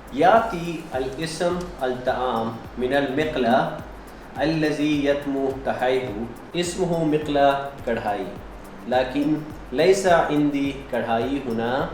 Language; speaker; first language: Arabic; non-native, learner; Urdu